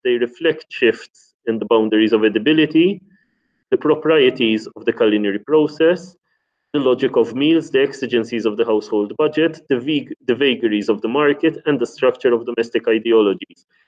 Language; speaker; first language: English; non-native, local second language; Maltese